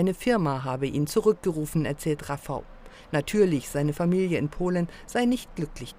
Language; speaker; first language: German; native; German